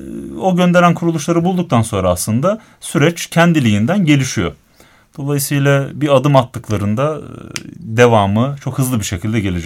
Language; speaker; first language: Turkish; native; Turkish